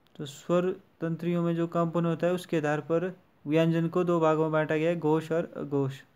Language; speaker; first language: Hindi; native; Hindi